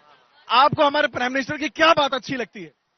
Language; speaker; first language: Hindi; native; Hindi